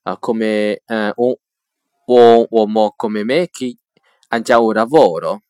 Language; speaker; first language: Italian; non-native, fluent; Chinese